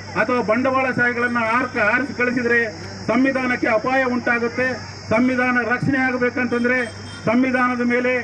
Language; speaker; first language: Kannada; native; Kannada